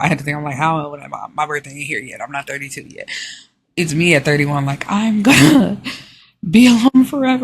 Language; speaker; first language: English; native; English